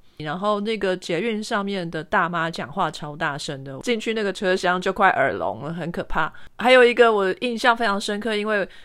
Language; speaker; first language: Chinese; native; Chinese